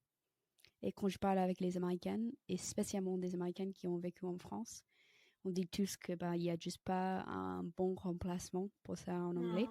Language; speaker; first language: French; non-native, fluent; English